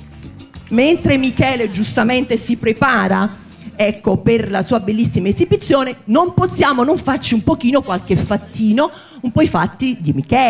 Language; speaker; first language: Italian; native; Italian